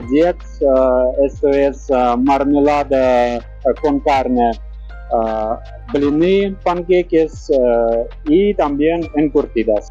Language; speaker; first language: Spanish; non-native, learner; Russian